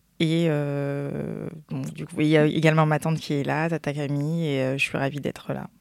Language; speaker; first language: French; early bilingual, other home language; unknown